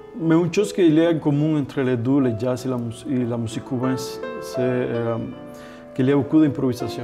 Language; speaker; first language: French; non-native, fluent; Spanish